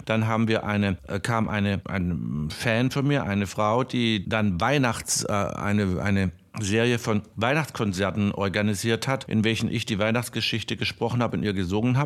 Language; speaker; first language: German; native; German